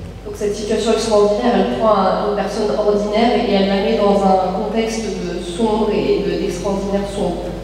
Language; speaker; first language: French; native; French